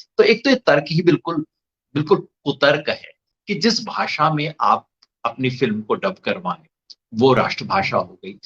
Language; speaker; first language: Hindi; native; Hindi